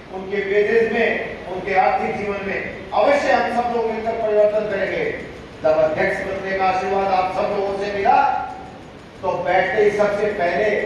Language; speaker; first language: Hindi; native; Hindi